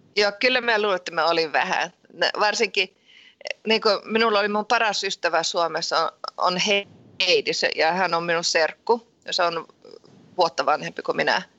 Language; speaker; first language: Finnish; early bilingual, heritage; Finnish